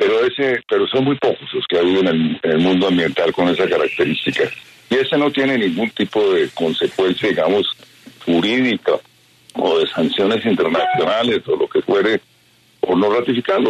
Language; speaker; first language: Spanish; native; Spanish